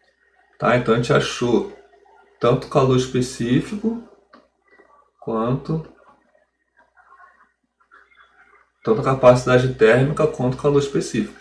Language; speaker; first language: Portuguese; native; Portuguese